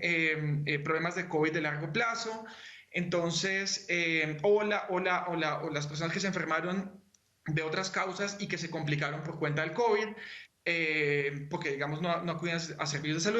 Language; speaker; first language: Spanish; native; Spanish